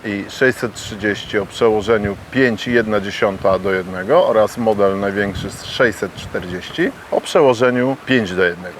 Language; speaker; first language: Polish; native; Polish